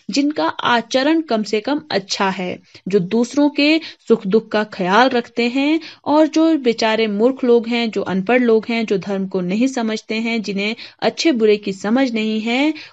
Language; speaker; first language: Hindi; native; Hindi